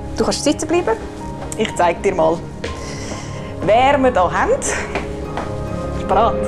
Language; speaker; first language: German; native; German